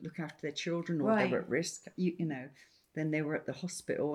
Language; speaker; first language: English; native; English